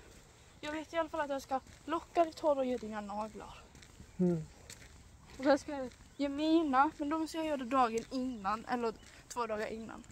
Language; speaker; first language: Swedish; early bilingual, other home language; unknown